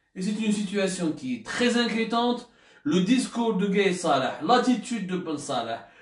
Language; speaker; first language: French; non-native, local second language; Arabic